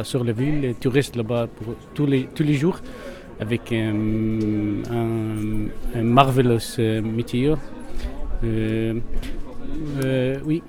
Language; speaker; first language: French; non-native, learner; Arabic